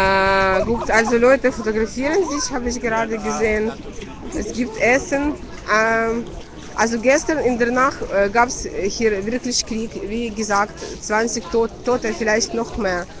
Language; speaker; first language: German; non-native, fluent; Russian